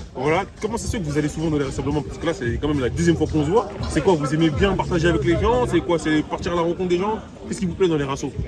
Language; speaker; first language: French; native; French